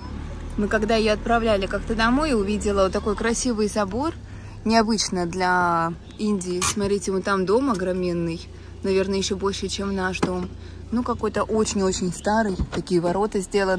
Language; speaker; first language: Russian; native; Russian